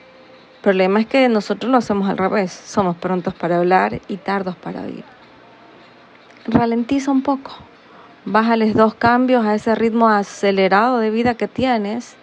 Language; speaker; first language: Spanish; native; Spanish